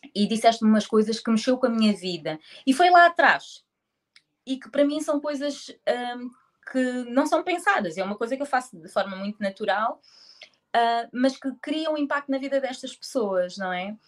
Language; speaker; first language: Portuguese; native; Portuguese